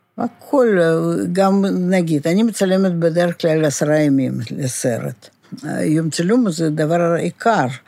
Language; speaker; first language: Hebrew; non-native, fluent; Russian